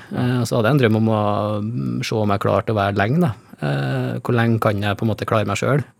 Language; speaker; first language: Norwegian; native; Norwegian